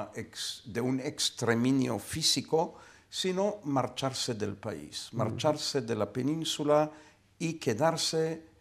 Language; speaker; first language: Spanish; non-native, fluent; Hebrew